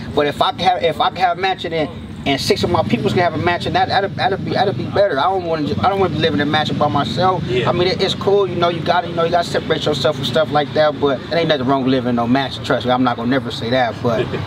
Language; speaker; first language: English; native; English